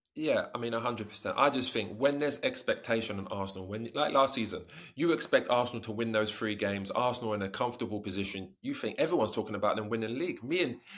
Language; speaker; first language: English; native; English